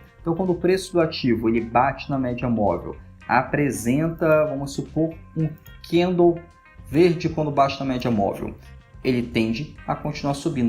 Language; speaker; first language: Portuguese; native; Portuguese